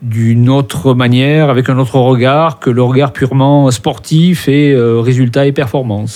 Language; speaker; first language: French; native; French